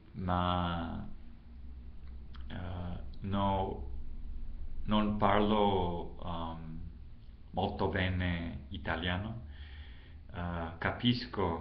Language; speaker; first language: Italian; non-native, learner; English